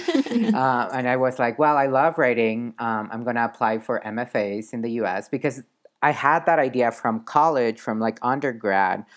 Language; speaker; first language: English; non-native, fluent; Spanish